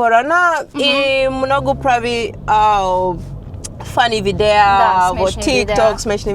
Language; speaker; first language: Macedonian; non-native, learner; English